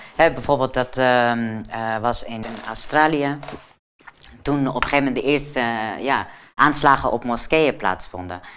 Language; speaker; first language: Dutch; non-native, fluent; Persian